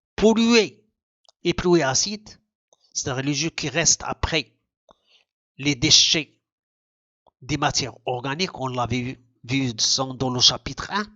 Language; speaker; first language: French; non-native, local second language; Arabic